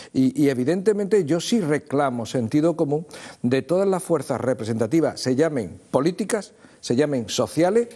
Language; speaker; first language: Spanish; native; Spanish